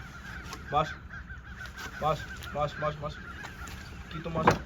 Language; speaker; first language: Spanish; non-native, learner; English